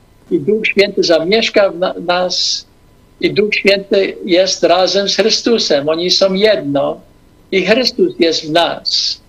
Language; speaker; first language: Polish; non-native, fluent; English